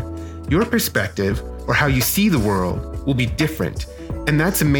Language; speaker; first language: English; native; English